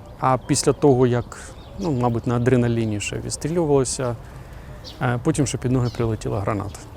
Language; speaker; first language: Ukrainian; native; Ukrainian